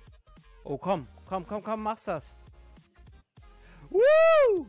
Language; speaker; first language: German; native; German